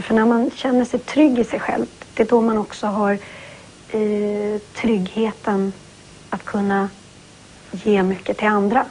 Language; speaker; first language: Swedish; native; Swedish